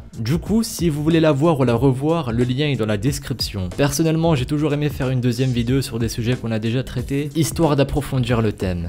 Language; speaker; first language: French; native; French